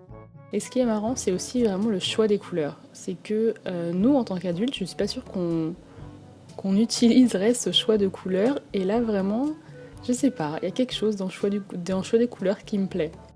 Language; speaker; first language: French; native; French